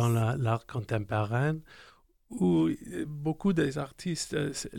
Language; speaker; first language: French; non-native, learner; English